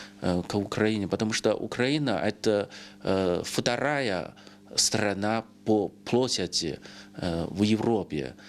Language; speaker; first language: Russian; non-native, learner; Chinese